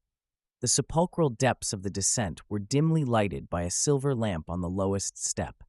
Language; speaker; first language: English; native; English